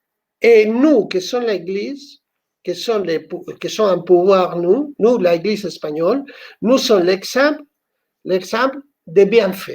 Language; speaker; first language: French; non-native, fluent; Spanish